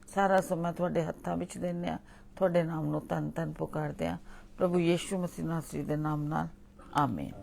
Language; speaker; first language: Hindi; non-native, local second language; Punjabi